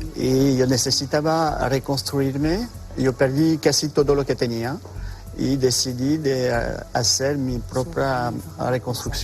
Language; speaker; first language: Spanish; non-native, fluent; French